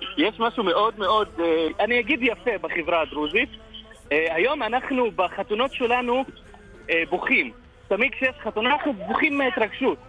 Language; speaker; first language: Hebrew; non-native, local second language; Arabic